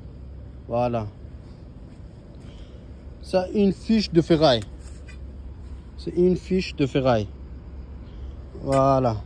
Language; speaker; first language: French; non-native, learner; Persian